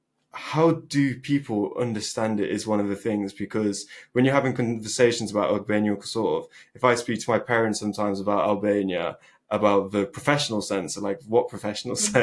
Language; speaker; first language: English; early bilingual, other home language; Albanian